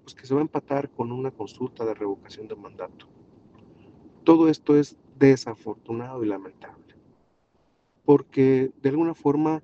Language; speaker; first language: Spanish; native; Spanish